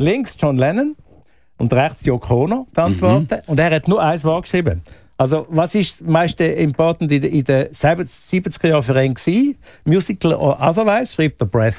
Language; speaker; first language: German; native; German